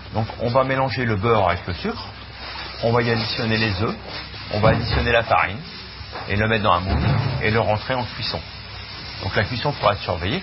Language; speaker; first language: French; native; French